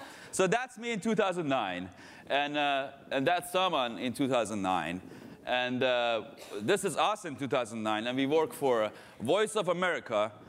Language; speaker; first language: English; non-native, fluent; Persian